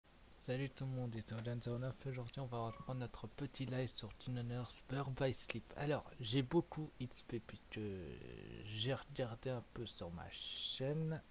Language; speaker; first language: French; native; French